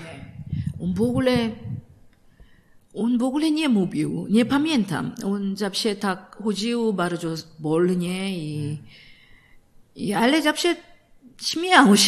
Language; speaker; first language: Polish; non-native, learner; Korean